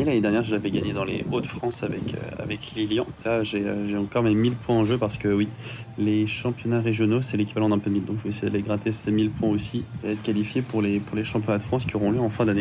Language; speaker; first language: French; native; French